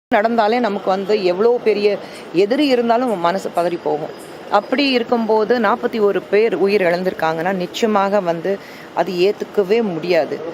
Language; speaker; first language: Tamil; non-native, fluent; Hindi